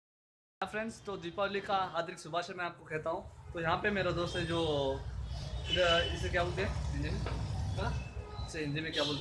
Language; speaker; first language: Hindi; non-native, local second language; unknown